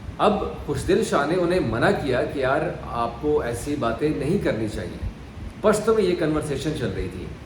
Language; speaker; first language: Urdu; non-native, local second language; Punjabi